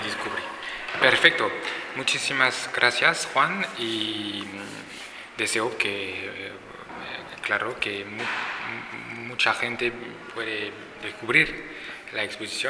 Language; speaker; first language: Spanish; non-native, fluent; French